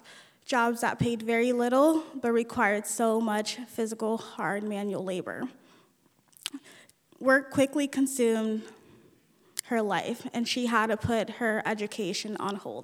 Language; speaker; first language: English; early bilingual, other home language; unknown